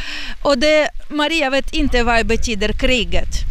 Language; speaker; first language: Swedish; non-native, learner; Ukrainian